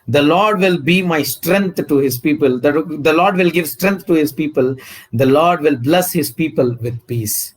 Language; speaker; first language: English; non-native, local second language; Telugu